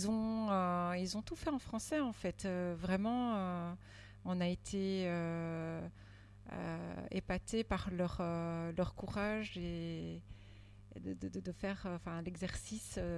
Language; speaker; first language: French; native; French